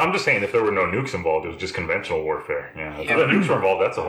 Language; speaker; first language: English; native; English